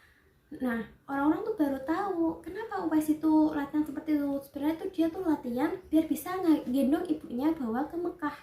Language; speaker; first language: Indonesian; native; Indonesian